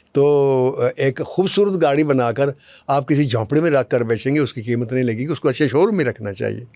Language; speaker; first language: Urdu; non-native, local second language; Punjabi